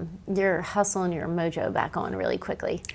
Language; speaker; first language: English; native; English